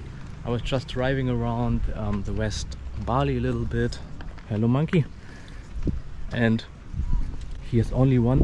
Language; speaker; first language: English; non-native, fluent; German